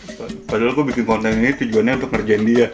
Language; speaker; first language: Indonesian; native; Indonesian